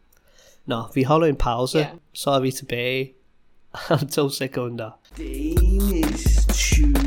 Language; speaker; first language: Danish; non-native, fluent; English